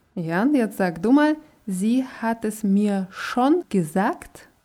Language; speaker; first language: German; non-native, fluent; Russian